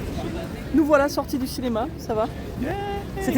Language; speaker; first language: French; native; French